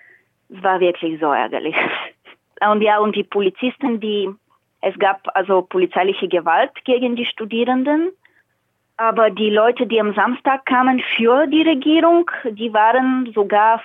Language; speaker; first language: German; non-native, fluent; Bulgarian